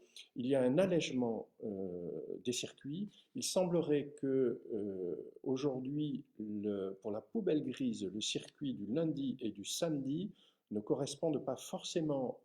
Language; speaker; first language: French; native; French